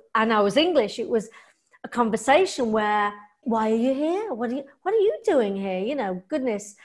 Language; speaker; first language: English; native; English